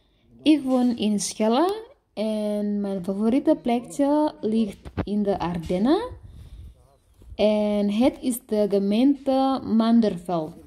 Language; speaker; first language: Dutch; non-native, learner; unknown